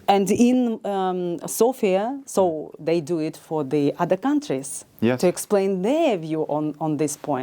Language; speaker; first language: English; non-native, learner; Ukrainian